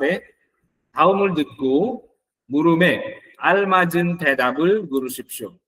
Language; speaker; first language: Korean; non-native, fluent; Filipino